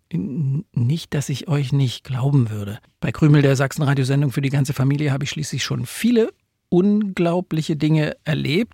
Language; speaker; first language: German; native; German